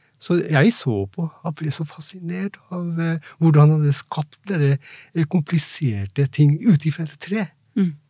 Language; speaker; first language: Norwegian; non-native, fluent; Punjabi